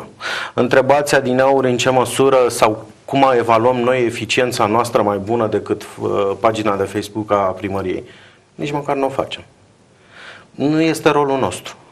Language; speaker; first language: Romanian; native; Romanian